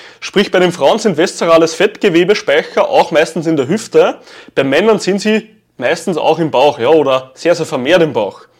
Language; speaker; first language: German; native; German